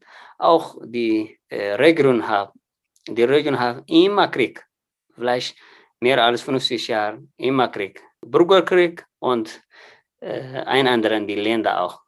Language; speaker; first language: German; non-native, learner; Tigrinya